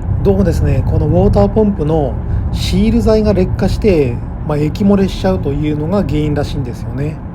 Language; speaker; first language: Japanese; native; Japanese